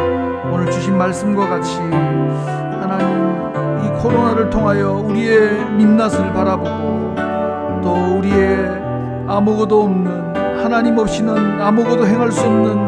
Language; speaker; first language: Korean; native; Korean